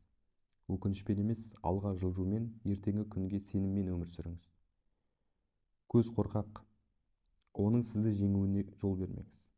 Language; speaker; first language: Kazakh; native; Kazakh